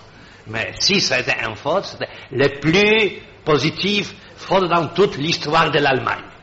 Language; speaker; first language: French; non-native, fluent; Polish